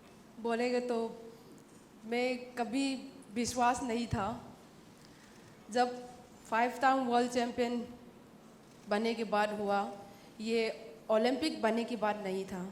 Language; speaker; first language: Hindi; non-native, local second language; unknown